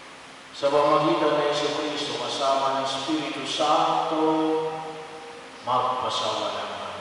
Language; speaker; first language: Filipino; native; Filipino